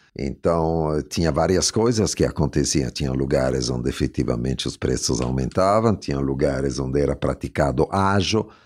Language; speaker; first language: Portuguese; non-native, fluent; Italian